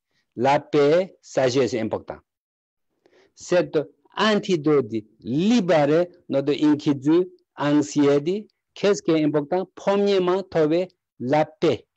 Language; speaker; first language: French; non-native, learner; Tibetan